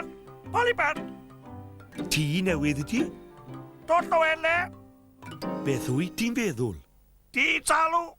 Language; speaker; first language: Welsh; native; Welsh